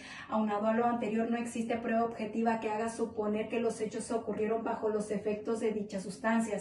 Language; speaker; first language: Spanish; native; Spanish